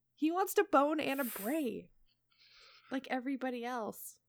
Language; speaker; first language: English; native; English